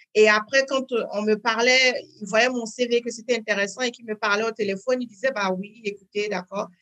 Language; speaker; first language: French; native; French